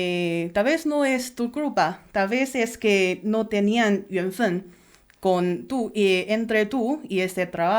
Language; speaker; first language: Spanish; non-native, learner; Chinese